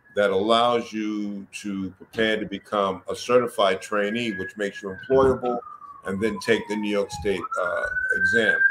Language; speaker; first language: English; native; English